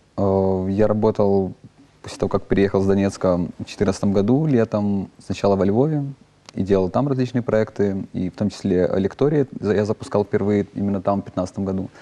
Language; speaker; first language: Russian; native; Russian